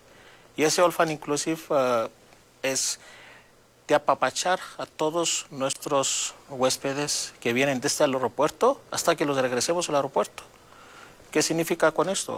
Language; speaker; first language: Spanish; native; Spanish